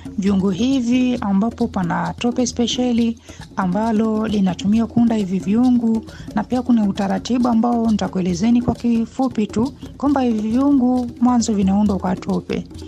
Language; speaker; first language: Swahili; non-native, local second language; Luyia